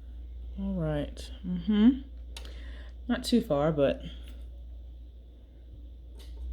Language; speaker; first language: English; native; English